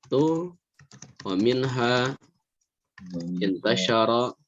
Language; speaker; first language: Arabic; non-native, fluent; Indonesian